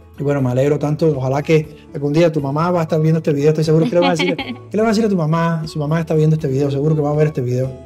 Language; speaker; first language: Spanish; native; Spanish